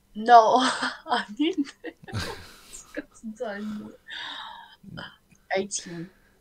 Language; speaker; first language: Korean; non-native, learner; French